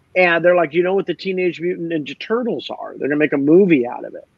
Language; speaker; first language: English; native; English